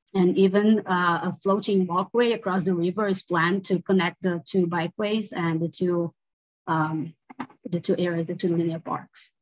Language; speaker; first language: English; non-native, fluent; Portuguese